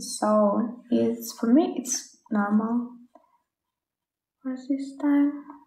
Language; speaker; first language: English; non-native, learner; Ukrainian